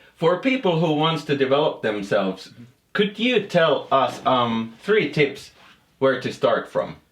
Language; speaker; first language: English; non-native, fluent; Finnish